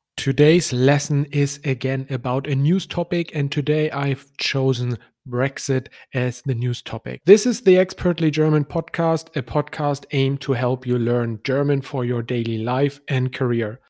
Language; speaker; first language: English; non-native, fluent; German